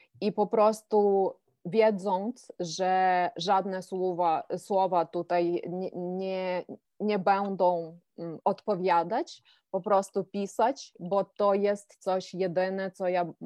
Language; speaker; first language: Polish; non-native, fluent; Ukrainian